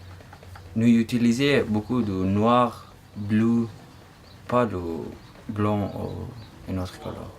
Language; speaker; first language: French; non-native, learner; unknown